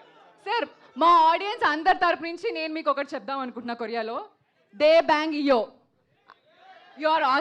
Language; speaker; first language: Telugu; native; Telugu